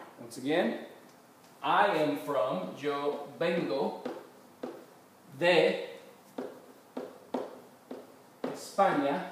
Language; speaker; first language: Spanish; non-native, fluent; English